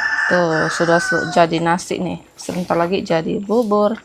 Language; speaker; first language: Indonesian; native; Indonesian